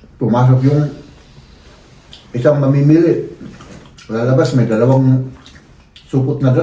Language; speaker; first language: Filipino; non-native, fluent; German